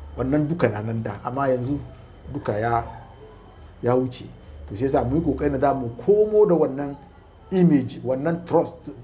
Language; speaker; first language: Hausa; non-native, local second language; Fula